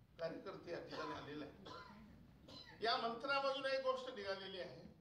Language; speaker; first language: Marathi; non-native, local second language; Lambadi